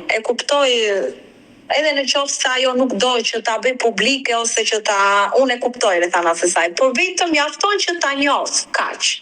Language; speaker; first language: Albanian; native; Albanian